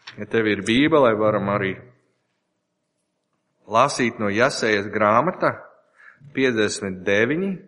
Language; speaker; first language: Latvian; non-native, learner; English